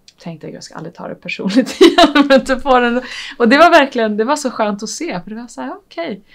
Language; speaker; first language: Swedish; native; Swedish